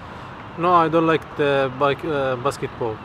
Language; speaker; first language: English; non-native, learner; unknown